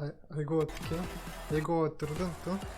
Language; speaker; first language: Korean; non-native, learner; Russian